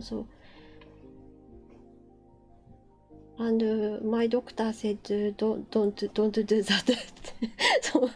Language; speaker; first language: English; non-native, learner; Japanese